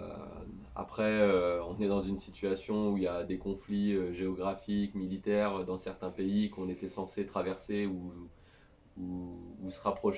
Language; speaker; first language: French; native; French